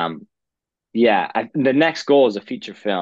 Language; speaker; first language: English; native; English